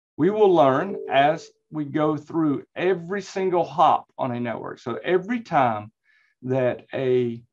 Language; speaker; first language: English; native; English